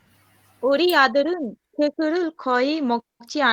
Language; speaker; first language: Korean; non-native, learner; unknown